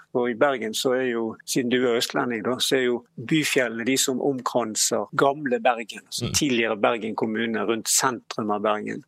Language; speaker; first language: Norwegian; native; Norwegian